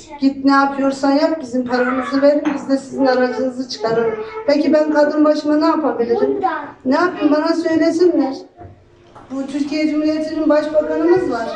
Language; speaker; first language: Turkish; native; Turkish